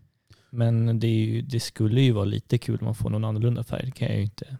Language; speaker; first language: Swedish; native; Swedish